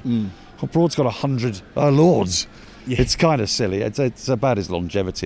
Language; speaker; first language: English; native; English